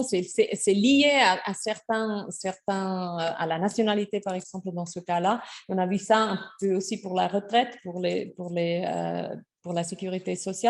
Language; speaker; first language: French; non-native, fluent; German